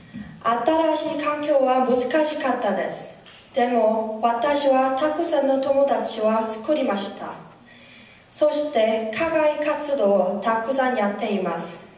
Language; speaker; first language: Japanese; non-native, learner; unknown